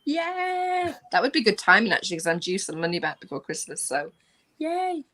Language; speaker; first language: English; native; English